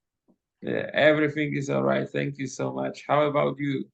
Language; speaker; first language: English; non-native, fluent; Polish